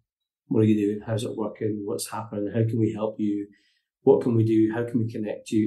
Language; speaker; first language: English; native; English